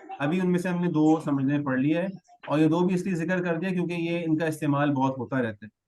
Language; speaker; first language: Urdu; native; Urdu